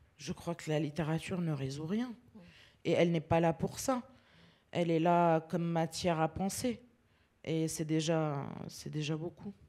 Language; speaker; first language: French; early bilingual, other home language; Arabic